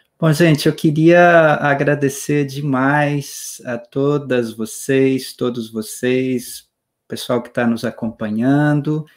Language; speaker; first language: Portuguese; native; Portuguese